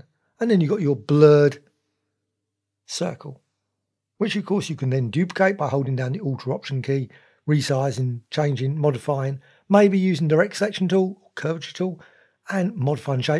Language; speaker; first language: English; native; English